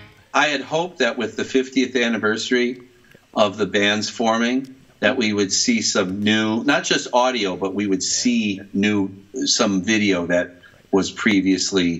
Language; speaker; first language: English; native; English